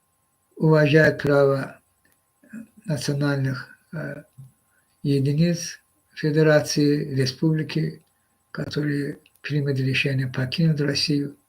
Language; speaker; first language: Russian; non-native, local second language; Azerbaijani